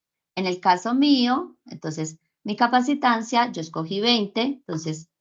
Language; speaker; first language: Spanish; native; Spanish